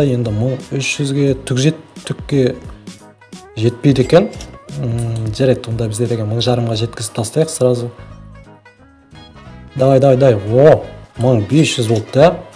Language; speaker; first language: Kazakh; native; Kazakh